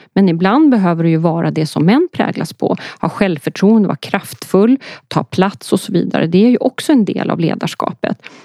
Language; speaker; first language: Swedish; early bilingual, other home language; Polish